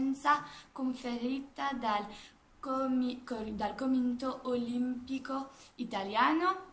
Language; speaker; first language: Italian; non-native, learner; French